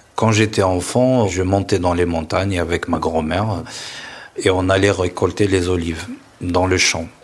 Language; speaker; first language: French; non-native, local second language; Kabyle